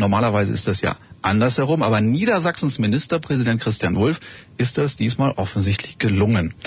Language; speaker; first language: German; native; German